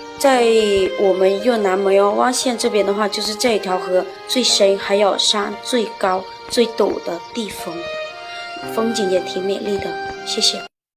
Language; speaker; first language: Chinese; non-native, fluent; Hmong